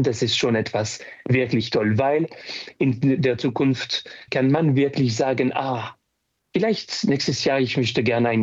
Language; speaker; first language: German; non-native, fluent; French